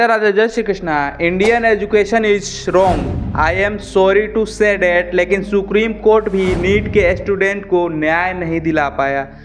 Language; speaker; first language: Hindi; native; Hindi